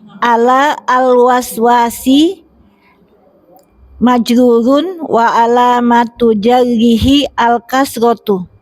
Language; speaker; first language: Arabic; non-native, learner; Indonesian